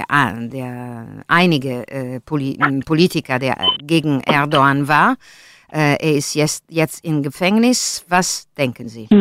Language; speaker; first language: German; non-native, learner; Italian